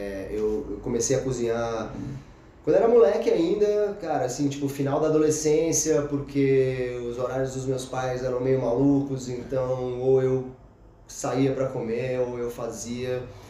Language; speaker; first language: Portuguese; native; Portuguese